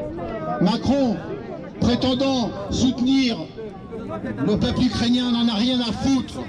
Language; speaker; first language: French; native; French